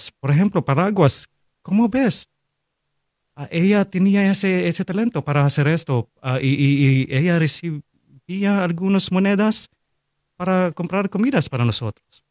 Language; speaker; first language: Spanish; non-native, fluent; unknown